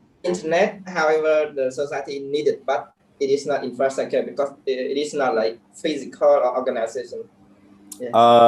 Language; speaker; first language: English; non-native, learner; Khmer